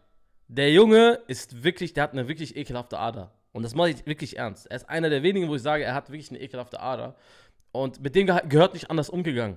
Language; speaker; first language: German; native; German